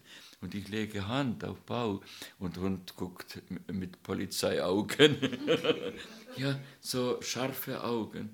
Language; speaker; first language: German; non-native, learner; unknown